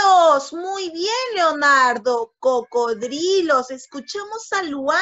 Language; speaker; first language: Spanish; native; Spanish